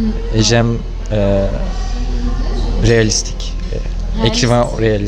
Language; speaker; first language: French; non-native, learner; Turkish